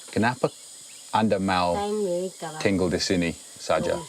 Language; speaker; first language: Indonesian; non-native, learner; English